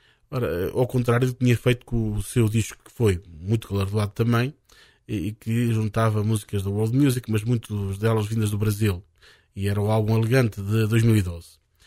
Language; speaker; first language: Portuguese; native; Portuguese